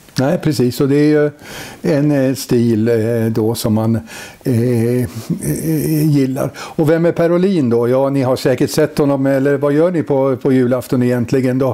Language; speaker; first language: Swedish; native; Swedish